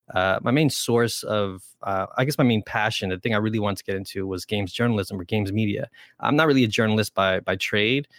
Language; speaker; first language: English; early bilingual, other home language; Spanish